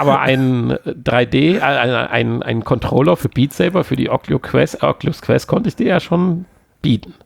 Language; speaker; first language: German; native; German